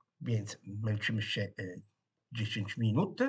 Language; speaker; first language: Polish; non-native, fluent; Italian